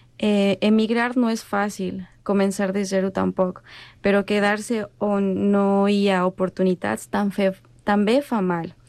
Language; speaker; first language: Catalan; non-native, learner; Spanish